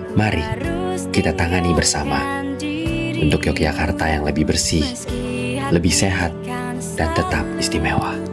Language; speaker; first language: Indonesian; native; Indonesian